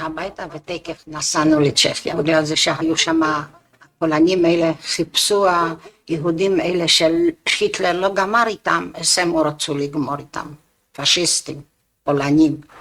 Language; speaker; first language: Hebrew; non-native, fluent; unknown